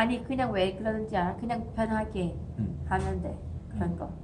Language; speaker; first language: Korean; non-native, learner; Thai